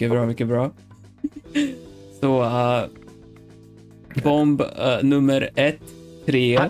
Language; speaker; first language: Swedish; non-native, learner; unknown